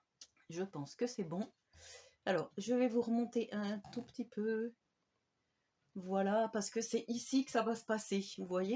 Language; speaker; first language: French; native; French